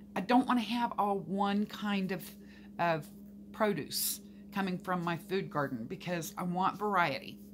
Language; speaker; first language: English; native; English